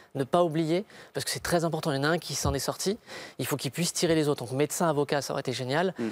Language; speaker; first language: French; native; French